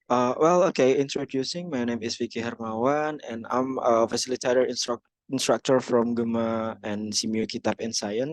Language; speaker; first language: English; non-native, fluent; Indonesian